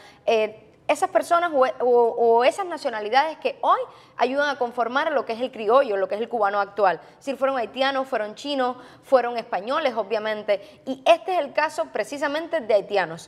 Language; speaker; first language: Spanish; native; Spanish